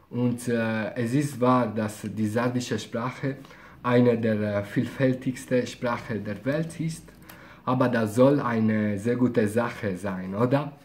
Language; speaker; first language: German; non-native, fluent; Italian